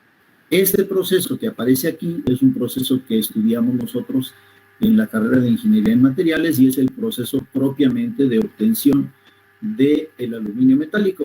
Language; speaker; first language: Spanish; native; Spanish